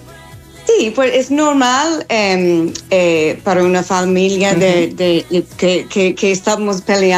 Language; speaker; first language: Spanish; non-native, fluent; English